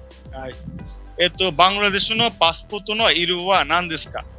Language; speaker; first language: Japanese; non-native, fluent; Bangla